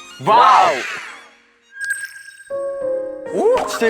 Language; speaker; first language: Korean; non-native, fluent; Thai